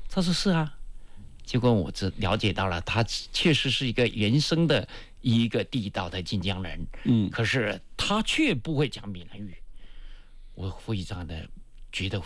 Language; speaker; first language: Chinese; non-native, local second language; Min Nan Chinese